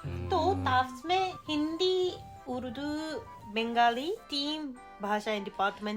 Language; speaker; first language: Hindi; non-native, fluent; Japanese